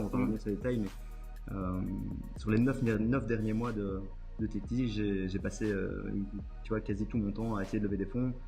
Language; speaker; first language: French; native; French